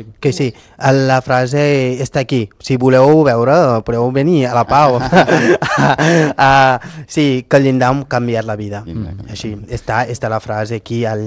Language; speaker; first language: Catalan; non-native, learner; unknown